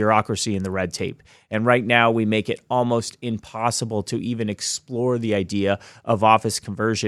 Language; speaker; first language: English; native; English